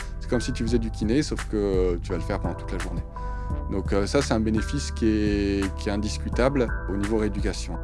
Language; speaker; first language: French; native; French